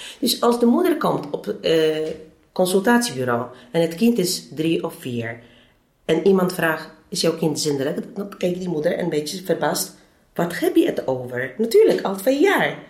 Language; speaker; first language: Dutch; non-native, fluent; Polish